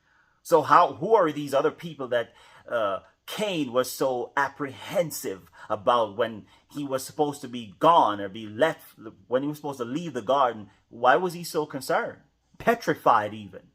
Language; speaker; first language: English; native; English